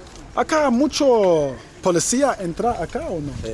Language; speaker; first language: Spanish; non-native, learner; English